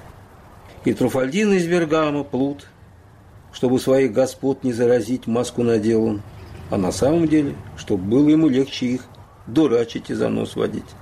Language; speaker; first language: Russian; native; Russian